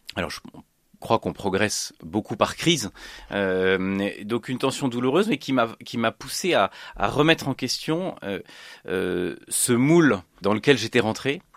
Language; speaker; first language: French; native; French